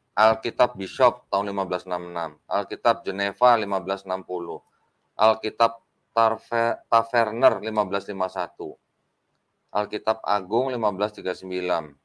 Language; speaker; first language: Indonesian; native; Indonesian